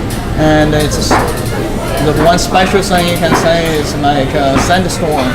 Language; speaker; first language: English; non-native, fluent; Chinese